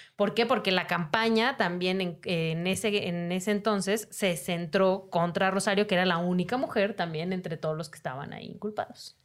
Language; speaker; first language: Spanish; native; Spanish